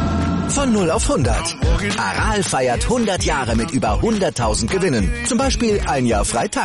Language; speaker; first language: German; native; German